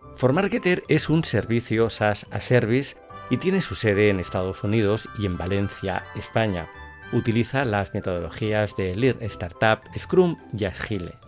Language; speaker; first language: Spanish; native; Spanish